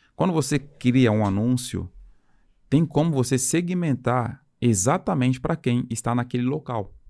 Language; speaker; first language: Portuguese; non-native, fluent; French